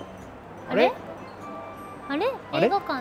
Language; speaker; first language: Japanese; native; Japanese